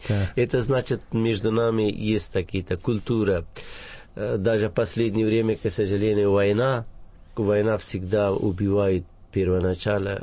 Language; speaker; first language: Russian; non-native, fluent; Persian